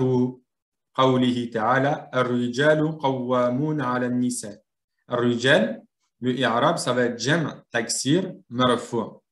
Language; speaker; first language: Arabic; non-native, fluent; French